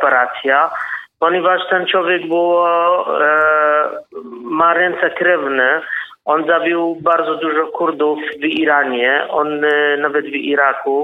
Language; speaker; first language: Polish; non-native, learner; Kurdish